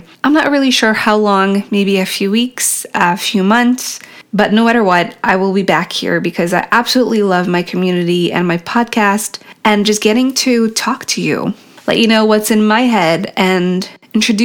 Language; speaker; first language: English; non-native, fluent; Polish